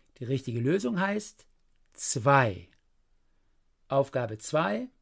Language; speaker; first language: German; native; German